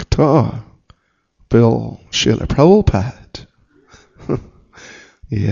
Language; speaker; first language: Russian; non-native, learner; English